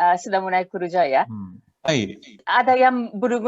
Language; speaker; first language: Indonesian; non-native, fluent; Japanese